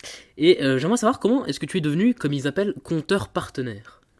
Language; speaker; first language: French; native; French